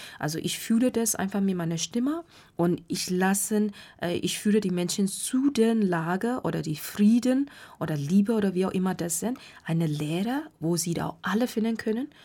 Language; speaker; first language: German; non-native, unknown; Burmese